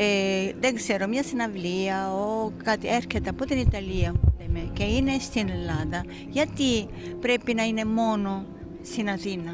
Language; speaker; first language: Greek; non-native, fluent; Italian